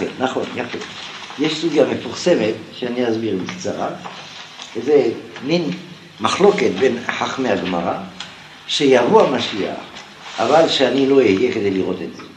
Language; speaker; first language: Hebrew; non-native, fluent; French